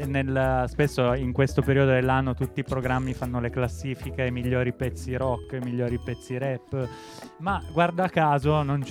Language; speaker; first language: Italian; native; Italian